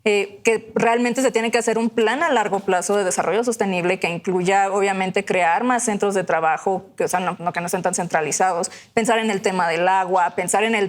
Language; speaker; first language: Spanish; native; Spanish